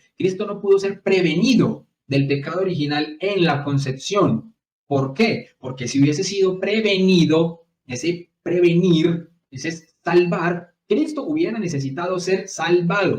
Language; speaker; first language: Spanish; native; Spanish